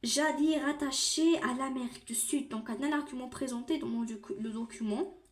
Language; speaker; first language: French; non-native, local second language; Arabic